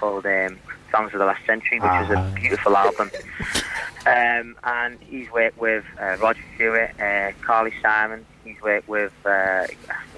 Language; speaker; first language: English; native; English